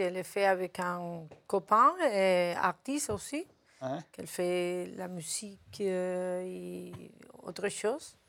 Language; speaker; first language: French; non-native, learner; Spanish